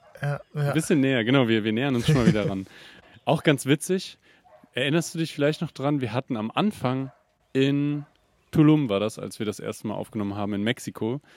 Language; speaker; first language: German; native; German